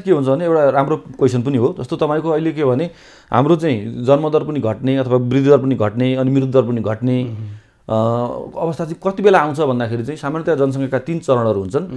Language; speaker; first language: Nepali; native; Nepali